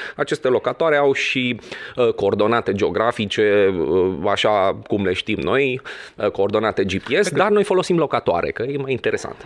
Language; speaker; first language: Romanian; non-native, local second language; Hungarian